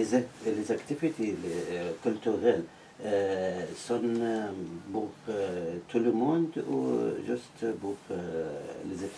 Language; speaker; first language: French; non-native, learner; Arabic